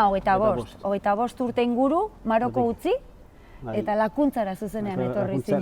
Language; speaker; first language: Basque; native; Basque